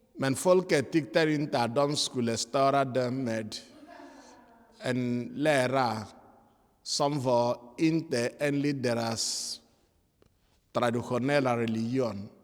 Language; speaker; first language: Swedish; non-native, fluent; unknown